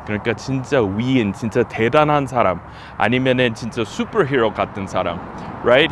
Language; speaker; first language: Korean; non-native, fluent; English